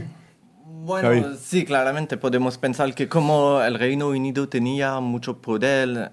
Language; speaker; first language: Spanish; non-native, fluent; French